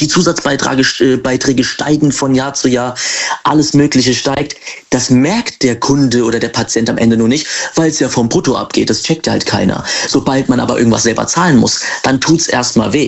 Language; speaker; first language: German; native; German